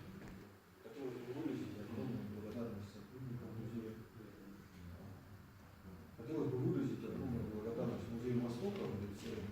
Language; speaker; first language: Russian; native; Russian